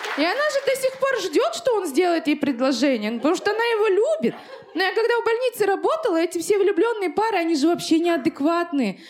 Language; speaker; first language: Russian; native; Russian